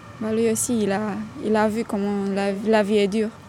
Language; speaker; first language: French; non-native, learner; Romanian